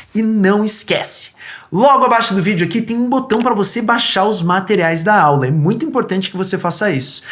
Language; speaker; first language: Portuguese; native; Portuguese